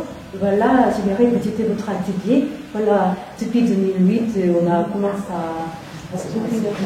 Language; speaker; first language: French; non-native, fluent; Korean